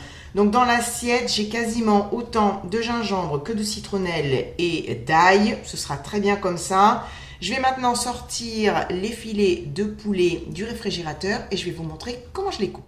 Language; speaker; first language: French; native; French